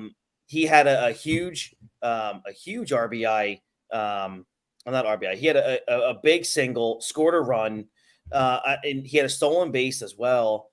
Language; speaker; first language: English; native; English